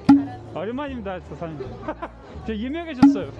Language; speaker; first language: Korean; non-native, fluent; Russian